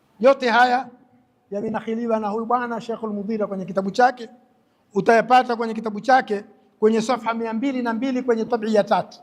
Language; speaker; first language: Swahili; native; Swahili